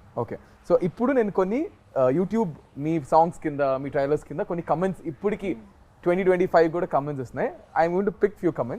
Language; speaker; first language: Telugu; native; Telugu